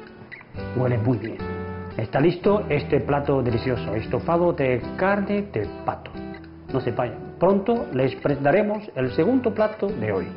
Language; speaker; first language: Spanish; non-native, fluent; Chinese